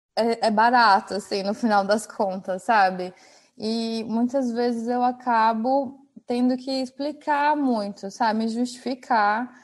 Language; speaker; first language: Portuguese; native; Portuguese